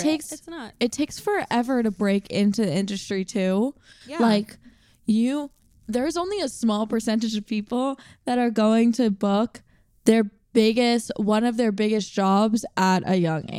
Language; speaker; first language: English; native; English